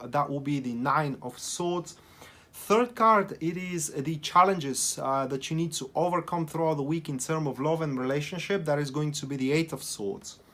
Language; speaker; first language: English; non-native, fluent; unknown